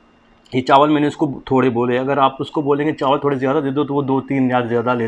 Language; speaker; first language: Hindi; native; Hindi